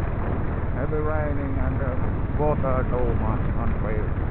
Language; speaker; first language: English; non-native, learner; Finnish